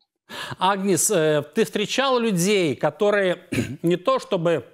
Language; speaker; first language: Russian; native; Russian